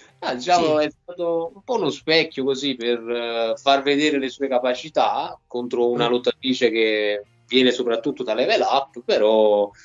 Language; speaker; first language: Italian; native; Italian